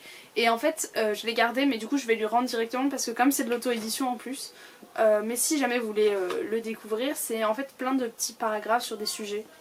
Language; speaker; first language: French; native; French